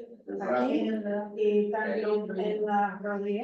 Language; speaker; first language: Spanish; non-native, fluent; English